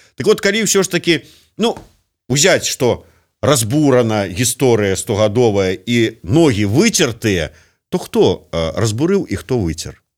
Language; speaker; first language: Belarusian; native; Belarusian